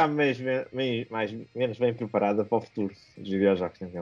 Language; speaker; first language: Portuguese; native; Portuguese